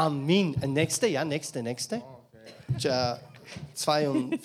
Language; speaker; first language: German; non-native, learner; Bulgarian